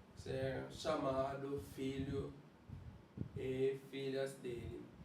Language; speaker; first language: Portuguese; non-native, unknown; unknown